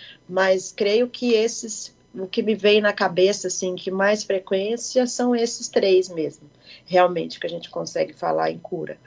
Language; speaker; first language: Portuguese; native; Portuguese